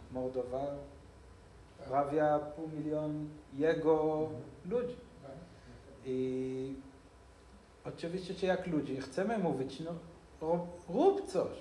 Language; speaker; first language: Polish; non-native, learner; Hebrew